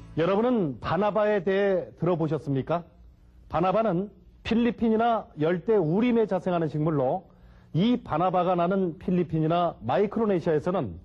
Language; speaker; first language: Korean; native; Korean